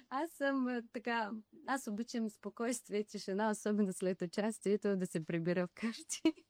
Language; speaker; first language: Bulgarian; early bilingual, heritage; Bulgarian